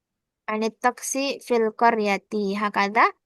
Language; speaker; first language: Arabic; non-native, fluent; Indonesian